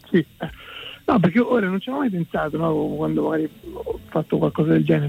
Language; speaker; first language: Italian; native; Italian